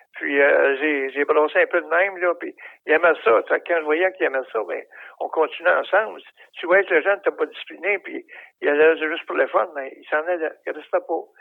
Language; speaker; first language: French; native; French